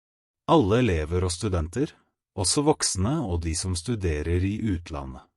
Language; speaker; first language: Norwegian; non-native, fluent; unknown